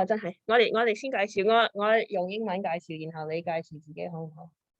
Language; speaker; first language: Chinese; early bilingual, other home language; Cantonese